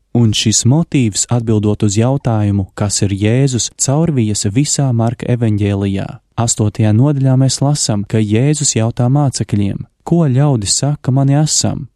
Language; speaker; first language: Latvian; native; Latvian